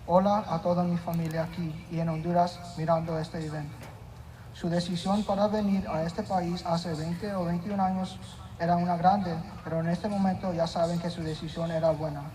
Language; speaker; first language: Spanish; early bilingual, heritage; Spanish